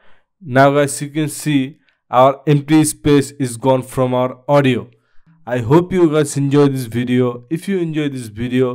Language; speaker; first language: English; non-native, learner; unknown